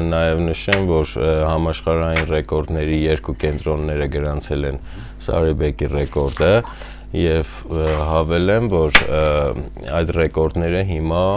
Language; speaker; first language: Armenian; native; Armenian